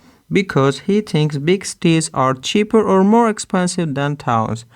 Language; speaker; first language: English; non-native, fluent; Turkish